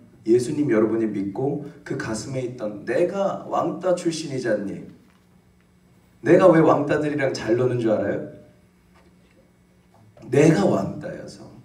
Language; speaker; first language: Korean; native; Korean